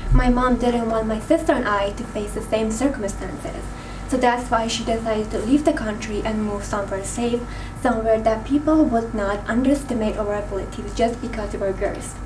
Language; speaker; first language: English; non-native, fluent; Persian